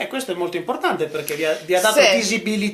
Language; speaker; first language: Italian; native; Italian